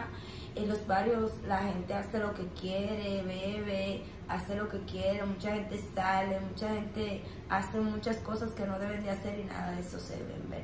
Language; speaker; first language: Spanish; native; Spanish